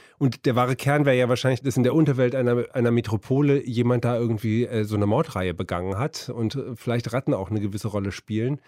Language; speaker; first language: German; native; German